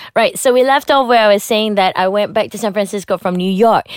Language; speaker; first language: English; non-native, local second language; Malay